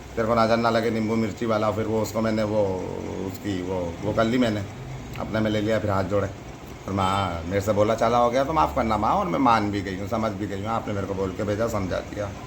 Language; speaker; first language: Hindi; native; Hindi